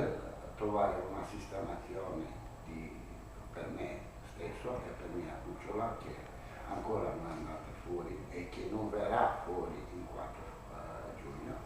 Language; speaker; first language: Italian; non-native, learner; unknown